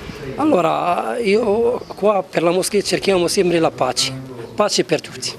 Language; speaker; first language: Italian; non-native, learner; Arabic